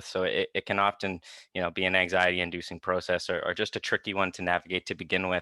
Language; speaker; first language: English; native; English